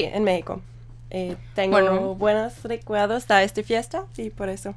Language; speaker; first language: Spanish; non-native, learner; German